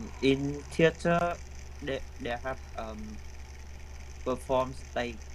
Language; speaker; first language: English; non-native, learner; Vietnamese